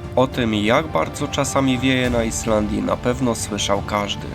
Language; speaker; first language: Polish; native; Polish